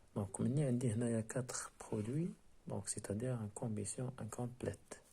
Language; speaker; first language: French; non-native, local second language; Arabic